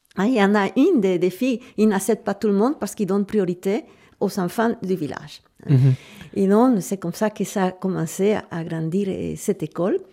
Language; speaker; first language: French; non-native, fluent; Spanish